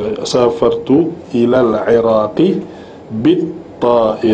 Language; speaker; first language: Arabic; non-native, fluent; Malay